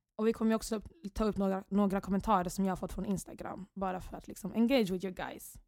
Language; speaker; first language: Swedish; early bilingual, other home language; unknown